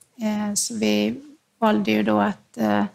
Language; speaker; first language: Swedish; non-native, learner; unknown